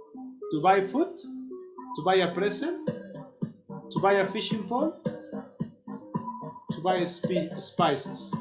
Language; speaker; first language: English; non-native, fluent; Spanish